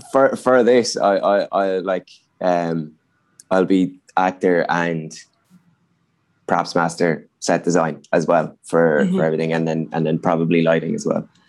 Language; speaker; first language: English; native; English